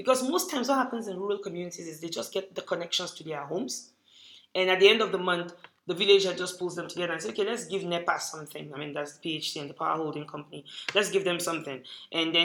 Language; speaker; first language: English; non-native, local second language; Hausa